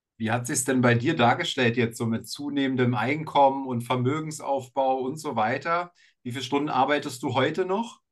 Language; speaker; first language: German; native; German